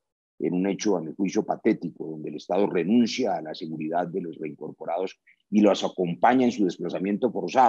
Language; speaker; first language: Spanish; native; Spanish